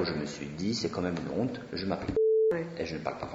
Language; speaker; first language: French; non-native, fluent; Swedish